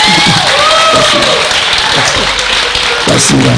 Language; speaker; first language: Russian; non-native, local second language; Tuvinian